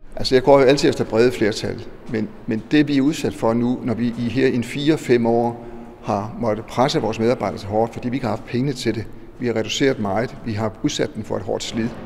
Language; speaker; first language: Danish; native; Danish